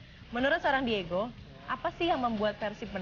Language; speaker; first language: Indonesian; native; Indonesian